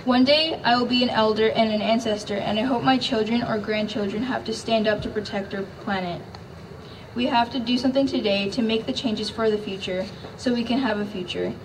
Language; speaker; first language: English; native; English